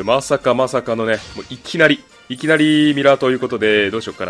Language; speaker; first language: Japanese; native; Japanese